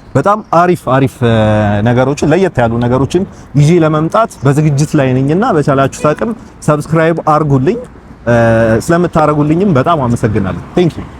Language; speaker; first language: Amharic; native; Amharic